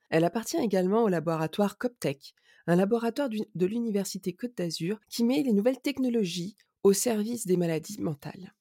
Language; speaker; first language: French; native; French